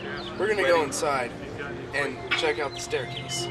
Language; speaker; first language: English; native; English